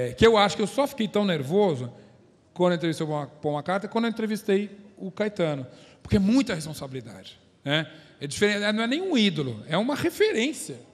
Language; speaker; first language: Portuguese; native; Portuguese